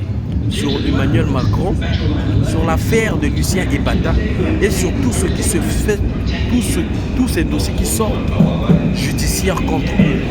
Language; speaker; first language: French; non-native, local second language; Lingala